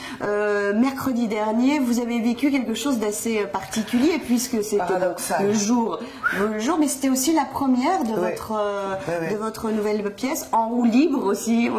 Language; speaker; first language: French; native; French